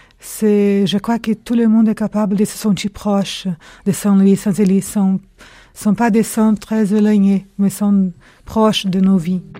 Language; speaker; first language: French; non-native, fluent; Portuguese